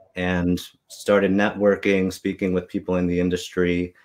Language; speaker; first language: English; native; English